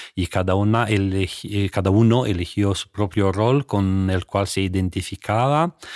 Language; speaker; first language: Spanish; non-native, fluent; Romanian